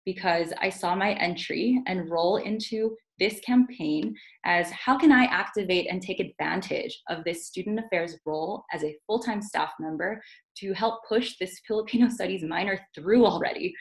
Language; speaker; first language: English; native; English